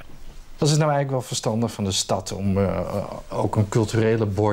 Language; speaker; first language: Dutch; native; Dutch